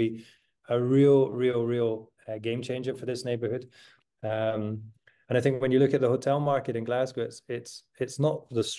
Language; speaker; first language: English; native; English